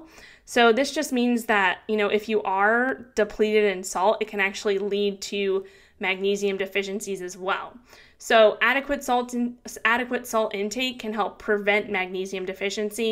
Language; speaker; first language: English; native; English